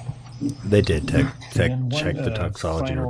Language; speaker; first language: English; native; English